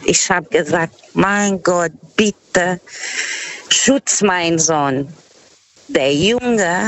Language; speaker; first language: German; non-native, fluent; Portuguese